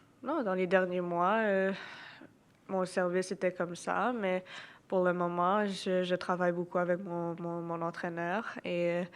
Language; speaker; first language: French; non-native, local second language; English